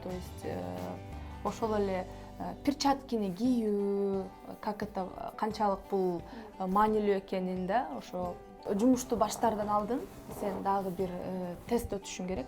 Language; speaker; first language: Kyrgyz; native; Kyrgyz